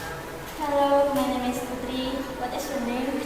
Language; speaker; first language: English; non-native, learner; Indonesian